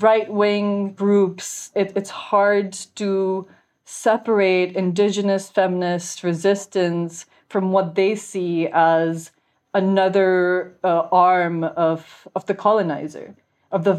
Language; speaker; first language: English; non-native, local second language; Urdu